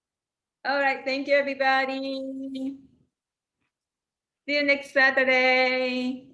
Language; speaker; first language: English; non-native, learner; Japanese